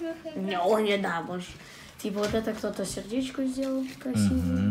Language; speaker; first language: Russian; early bilingual, heritage; English